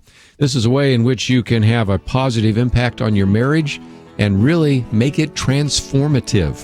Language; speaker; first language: English; native; English